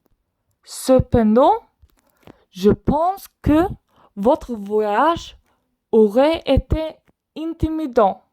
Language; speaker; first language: French; non-native, learner; Swedish